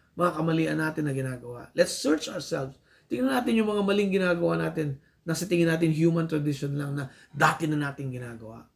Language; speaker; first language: Filipino; non-native, local second language; Iloko